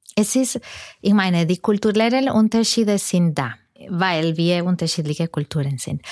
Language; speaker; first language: German; non-native, fluent; Spanish